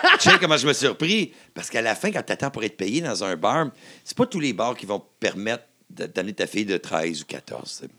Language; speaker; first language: French; native; French